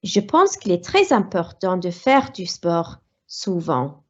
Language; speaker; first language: French; non-native, fluent; English